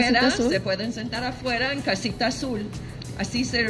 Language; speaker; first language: Spanish; non-native, fluent; English